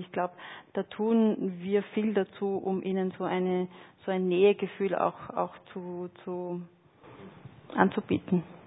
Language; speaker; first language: German; native; German